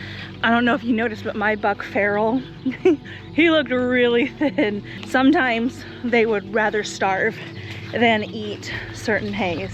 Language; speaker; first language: English; native; English